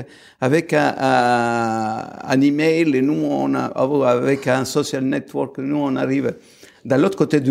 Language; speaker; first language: French; non-native, fluent; Italian